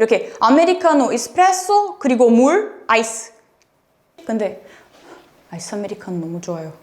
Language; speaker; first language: Korean; non-native, fluent; Portuguese